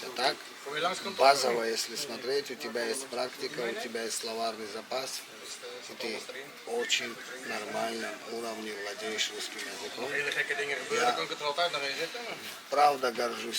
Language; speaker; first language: Russian; non-native, fluent; Georgian